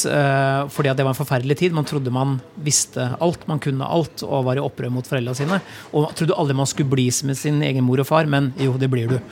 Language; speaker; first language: Norwegian; native; Norwegian